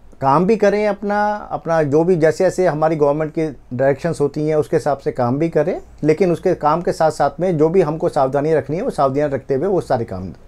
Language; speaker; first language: Hindi; native; Hindi